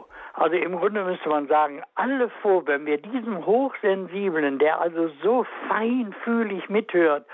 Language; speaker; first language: German; native; German